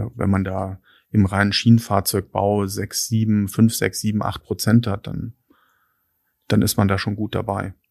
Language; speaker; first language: German; native; German